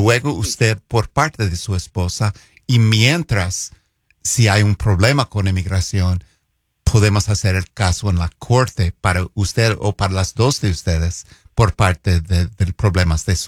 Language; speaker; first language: Spanish; non-native, fluent; English